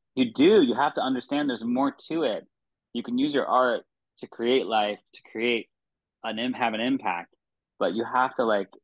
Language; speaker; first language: English; native; English